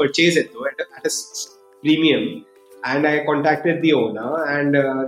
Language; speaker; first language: English; non-native, local second language; Hindi